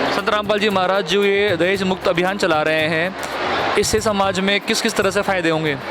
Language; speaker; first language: Hindi; native; Hindi